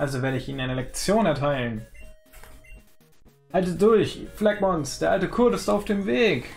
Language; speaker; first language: German; native; German